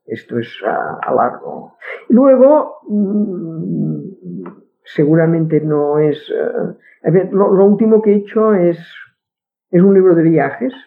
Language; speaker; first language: Spanish; non-native, local second language; Catalan